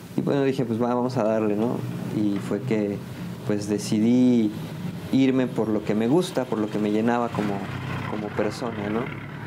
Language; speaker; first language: Spanish; native; Spanish